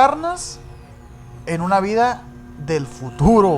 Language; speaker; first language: Spanish; native; Spanish